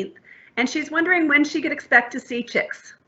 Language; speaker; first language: English; native; English